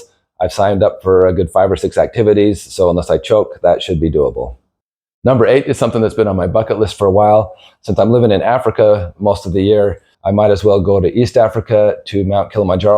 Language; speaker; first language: English; native; English